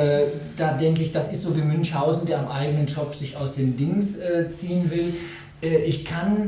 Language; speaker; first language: German; native; German